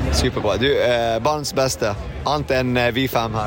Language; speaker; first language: Norwegian; non-native, fluent; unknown